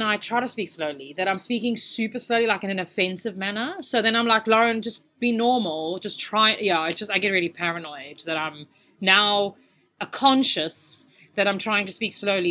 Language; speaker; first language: English; native; English